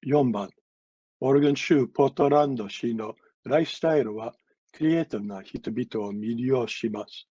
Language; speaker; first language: Japanese; non-native, fluent; English